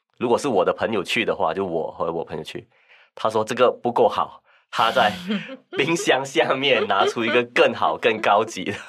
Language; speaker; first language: Chinese; non-native, local second language; Min Nan Chinese